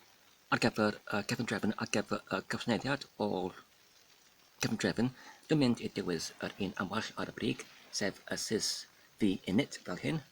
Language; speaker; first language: Welsh; non-native, fluent; English